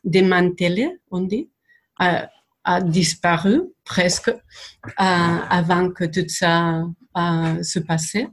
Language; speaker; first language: French; non-native, fluent; Spanish